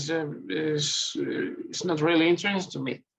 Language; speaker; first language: English; non-native, learner; Spanish